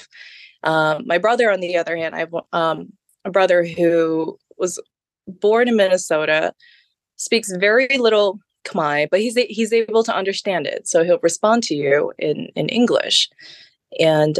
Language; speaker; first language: English; early bilingual, other home language; Khmer